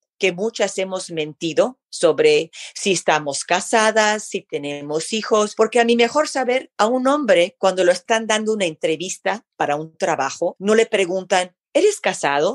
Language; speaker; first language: Spanish; early bilingual, heritage; Spanish